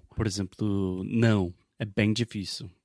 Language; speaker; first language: Portuguese; non-native, fluent; English